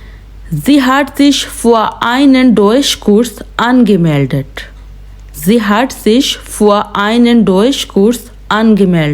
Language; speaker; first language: German; non-native, fluent; Urdu